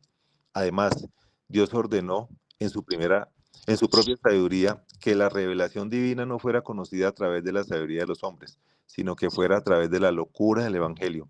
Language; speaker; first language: Spanish; native; Spanish